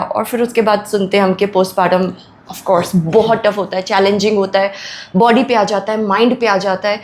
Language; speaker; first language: Hindi; native; Hindi